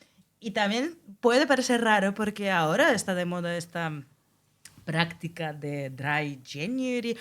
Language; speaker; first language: Spanish; non-native, fluent; Russian